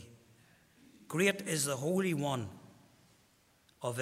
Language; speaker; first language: English; native; English